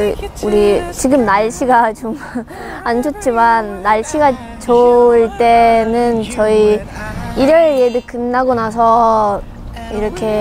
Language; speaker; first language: Korean; non-native, fluent; Russian